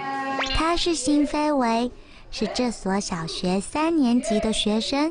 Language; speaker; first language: Chinese; native; Chinese